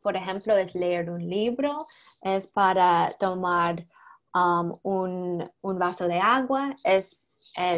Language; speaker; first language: Spanish; non-native, learner; English